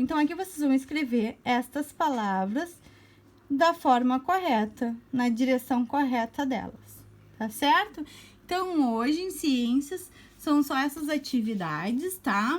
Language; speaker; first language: Portuguese; native; Portuguese